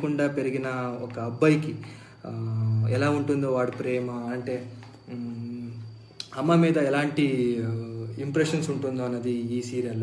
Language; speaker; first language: Telugu; non-native, fluent; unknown